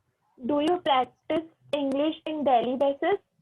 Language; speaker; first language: English; non-native, learner; Hindi